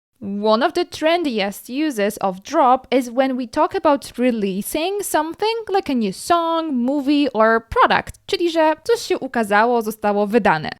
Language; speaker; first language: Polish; native; Polish